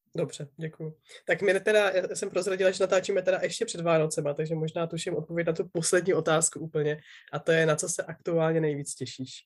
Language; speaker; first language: Czech; native; Czech